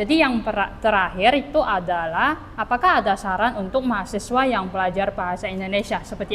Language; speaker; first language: Indonesian; non-native, fluent; Chinese